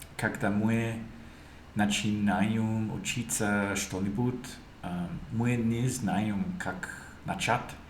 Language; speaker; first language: Russian; non-native, learner; English